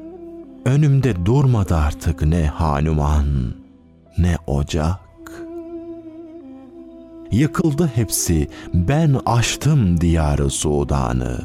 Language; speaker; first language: Turkish; native; Turkish